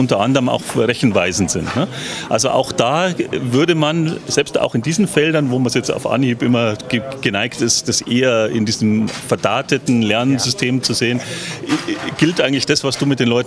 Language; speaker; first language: German; native; German